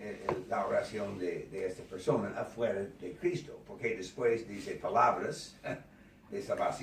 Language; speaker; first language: Spanish; non-native, learner; English